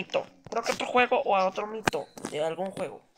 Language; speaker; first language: Spanish; native; Spanish